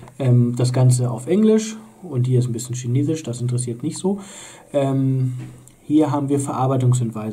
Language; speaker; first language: German; native; German